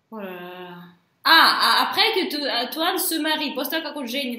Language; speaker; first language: French; non-native, fluent; Russian